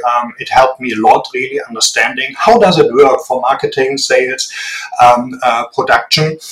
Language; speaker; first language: English; non-native, fluent; German